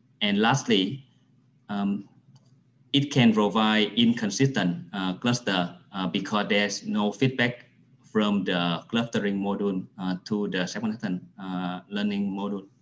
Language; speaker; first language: English; non-native, fluent; Vietnamese